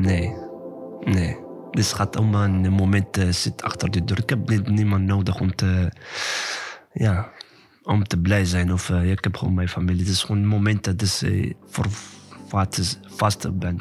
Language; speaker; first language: Dutch; non-native, learner; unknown